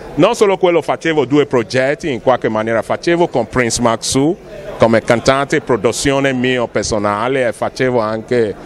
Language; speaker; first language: Italian; non-native, fluent; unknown